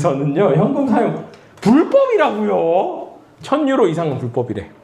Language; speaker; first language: Korean; native; Korean